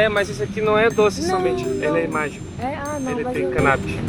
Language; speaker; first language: Portuguese; native; Portuguese